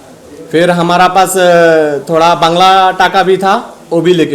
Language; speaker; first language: Hindi; non-native, learner; Bangla